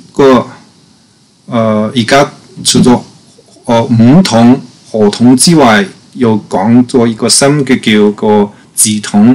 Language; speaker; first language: Chinese; native; Chinese